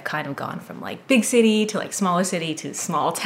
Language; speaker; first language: English; early bilingual, other home language; Punjabi